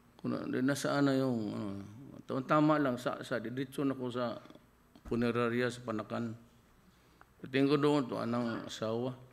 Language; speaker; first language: Filipino; non-native, local second language; Cebuano